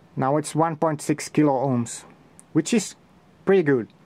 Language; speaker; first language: English; non-native, fluent; Finnish